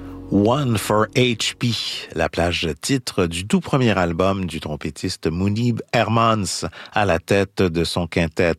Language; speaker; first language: French; native; French